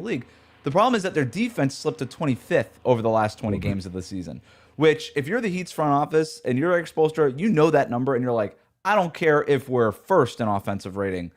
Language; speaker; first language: English; native; English